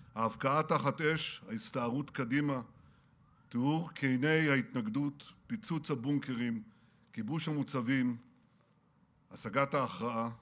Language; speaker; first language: Hebrew; native; Hebrew